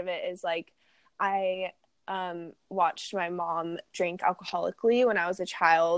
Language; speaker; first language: English; native; English